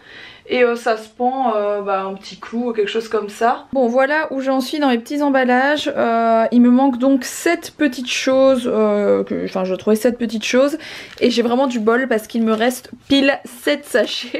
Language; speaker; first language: French; native; French